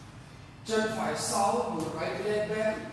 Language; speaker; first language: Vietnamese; non-native, learner; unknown